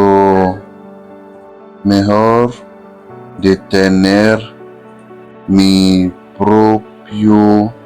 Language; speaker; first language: Spanish; non-native, fluent; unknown